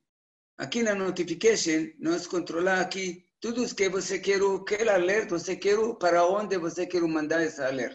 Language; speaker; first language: Portuguese; non-native, learner; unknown